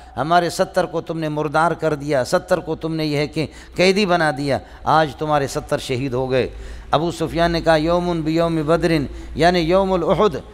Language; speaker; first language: Urdu; non-native, local second language; Baluchi